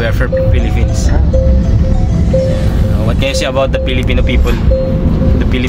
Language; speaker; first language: English; non-native, local second language; Filipino